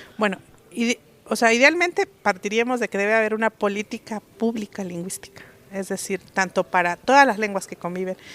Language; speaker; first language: Spanish; non-native, local second language; Mixtepec Mixtec